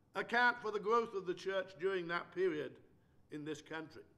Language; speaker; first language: English; native; English